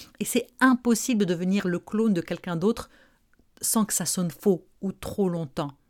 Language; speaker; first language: French; non-native, local second language; Arabic